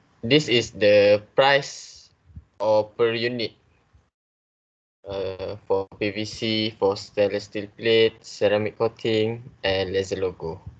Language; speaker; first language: English; non-native, learner; Malay